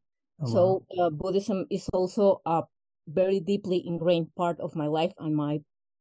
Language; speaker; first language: English; non-native, fluent; Spanish